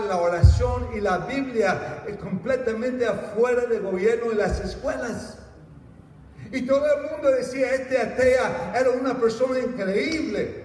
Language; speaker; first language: Spanish; non-native, fluent; English